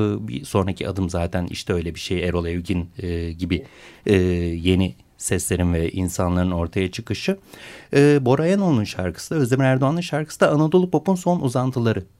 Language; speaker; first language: Turkish; native; Turkish